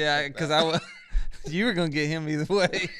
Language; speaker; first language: English; native; English